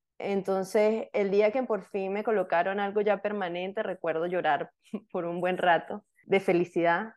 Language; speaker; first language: Spanish; native; Spanish